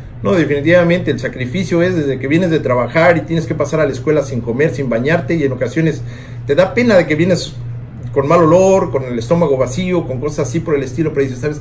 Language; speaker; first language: Spanish; native; Spanish